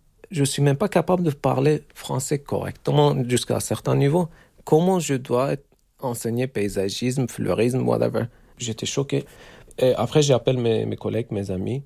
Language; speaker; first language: French; non-native, fluent; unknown